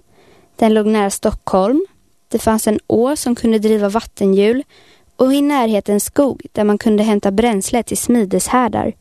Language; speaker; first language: Swedish; native; Swedish